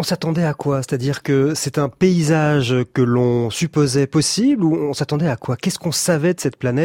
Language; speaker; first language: French; native; French